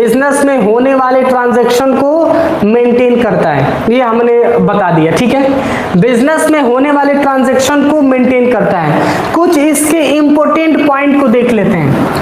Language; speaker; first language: Hindi; native; Hindi